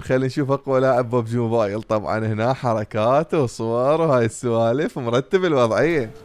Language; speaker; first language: Arabic; native; Arabic